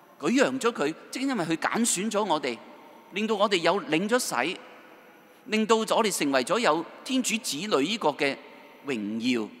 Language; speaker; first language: Chinese; non-native, local second language; Cantonese